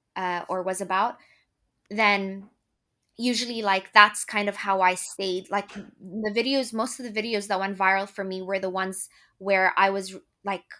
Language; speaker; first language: English; non-native, fluent; Arabic